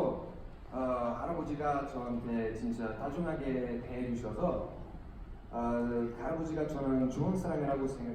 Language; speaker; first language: Korean; non-native, learner; Bulgarian